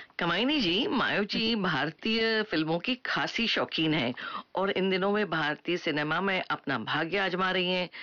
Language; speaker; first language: Hindi; native; Hindi